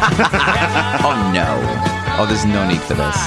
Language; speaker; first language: English; native; English